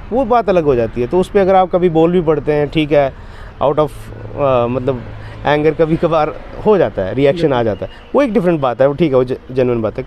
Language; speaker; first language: Hindi; non-native, local second language; Pahari-Potwari